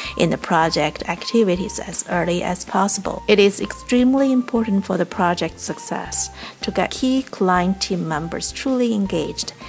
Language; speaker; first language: English; non-native, fluent; Chinese